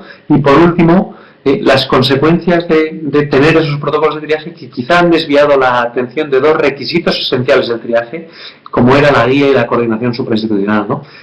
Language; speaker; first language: Spanish; native; Spanish